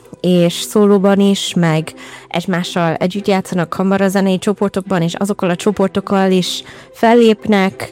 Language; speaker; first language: Hungarian; non-native, fluent; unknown